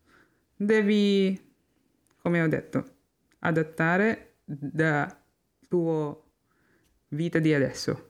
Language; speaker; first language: Italian; non-native, fluent; Filipino